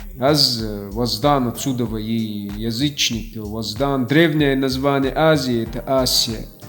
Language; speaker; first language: Russian; non-native, local second language; Ossetic